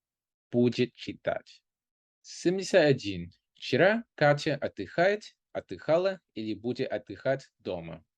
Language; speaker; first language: Russian; non-native, fluent; English